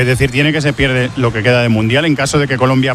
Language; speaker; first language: Spanish; native; Spanish